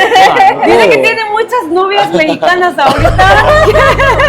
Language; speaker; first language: Spanish; non-native, fluent; Korean